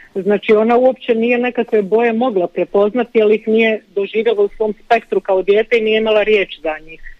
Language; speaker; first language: Bosnian; early bilingual, heritage; Croatian